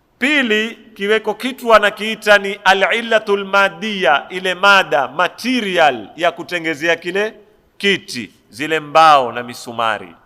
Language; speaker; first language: Swahili; native; Swahili